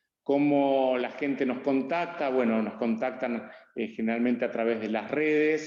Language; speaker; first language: Spanish; native; Spanish